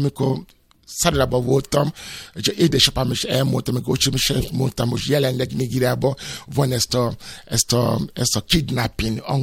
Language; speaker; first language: Hungarian; non-native, learner; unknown